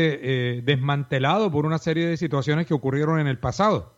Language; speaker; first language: Spanish; native; Spanish